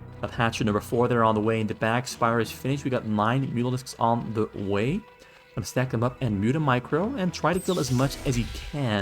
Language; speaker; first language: English; native; English